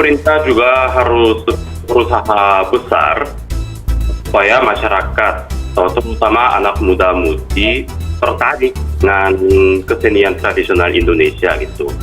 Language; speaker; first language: Indonesian; non-native, fluent; Korean